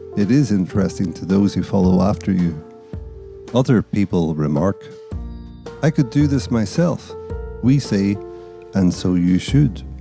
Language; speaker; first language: English; native; English